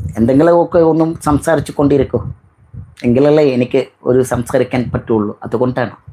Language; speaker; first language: Malayalam; non-native, learner; Bangla